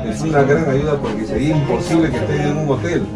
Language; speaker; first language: Spanish; native; Spanish